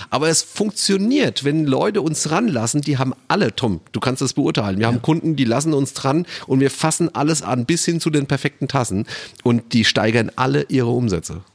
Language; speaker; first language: German; native; German